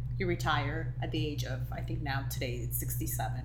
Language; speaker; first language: English; non-native, fluent; Hebrew